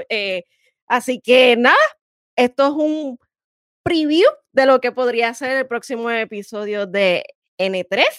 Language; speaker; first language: Spanish; native; Spanish